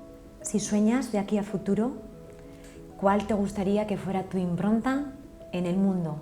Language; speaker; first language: Spanish; native; Spanish